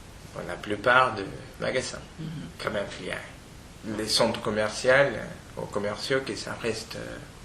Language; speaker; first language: French; non-native, fluent; Spanish